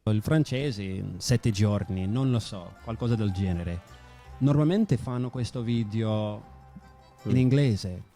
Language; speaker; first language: Italian; non-native, fluent; English